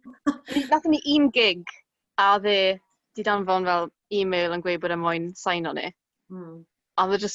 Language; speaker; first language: Welsh; native; Welsh